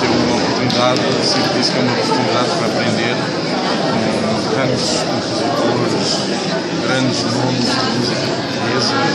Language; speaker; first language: Portuguese; early bilingual, heritage; English